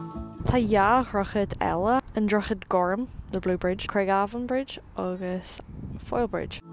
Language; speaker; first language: Irish; non-native, local second language; English